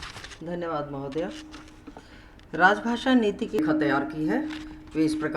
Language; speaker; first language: Hindi; native; Hindi